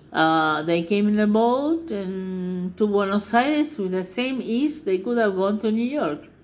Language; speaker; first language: English; non-native, fluent; Spanish